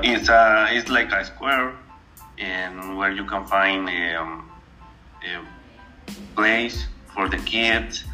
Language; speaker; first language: English; non-native, learner; Spanish